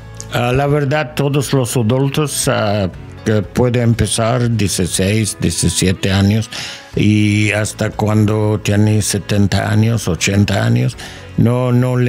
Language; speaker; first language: Spanish; non-native, learner; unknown